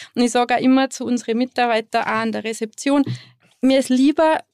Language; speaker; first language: German; native; German